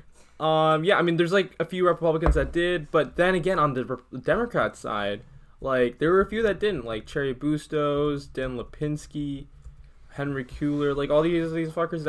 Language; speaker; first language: English; native; English